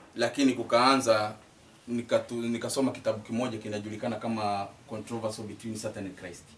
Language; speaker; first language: Swahili; non-native, local second language; Kikuyu